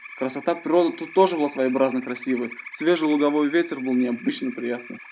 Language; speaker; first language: Russian; non-native, fluent; Turkmen